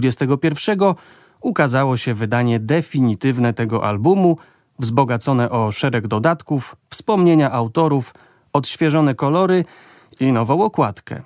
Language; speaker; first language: Polish; native; Polish